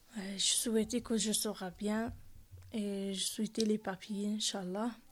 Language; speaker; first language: French; non-native, learner; Arabic